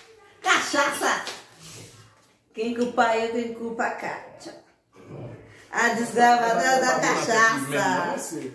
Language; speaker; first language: Portuguese; non-native, learner; Haitian Creole